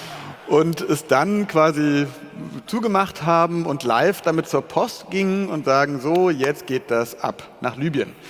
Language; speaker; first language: German; native; German